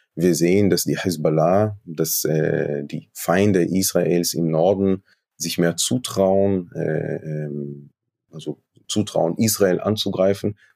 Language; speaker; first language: German; non-native, fluent; Hebrew